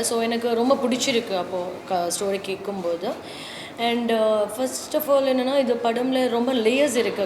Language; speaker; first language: Tamil; non-native, learner; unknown